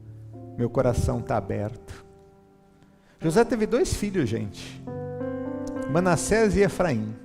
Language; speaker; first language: Portuguese; native; Portuguese